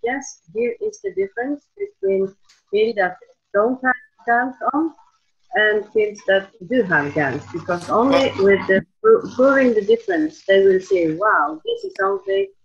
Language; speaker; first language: English; non-native, fluent; Norwegian